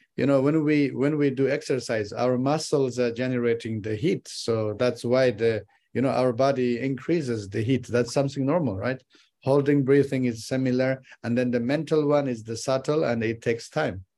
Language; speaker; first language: English; non-native, fluent; Chinese